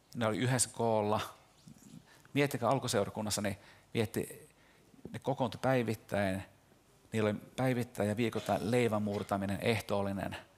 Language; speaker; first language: Finnish; early bilingual, heritage; Finnish